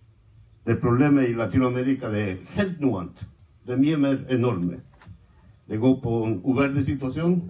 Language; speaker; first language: Norwegian; non-native, fluent; Spanish